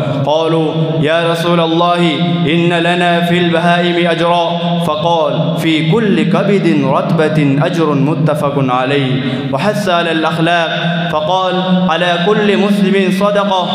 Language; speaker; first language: Arabic; non-native, learner; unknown